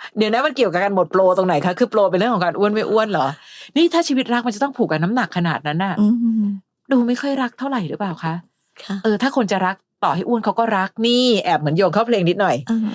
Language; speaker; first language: Thai; native; Thai